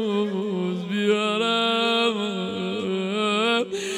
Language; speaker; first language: Persian; native; Persian